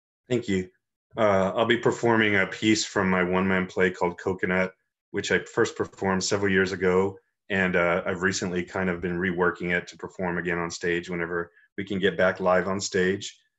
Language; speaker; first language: English; native; English